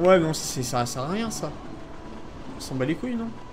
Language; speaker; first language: French; native; French